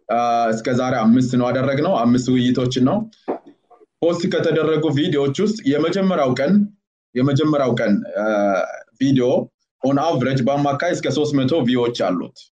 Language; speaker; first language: Amharic; native; Amharic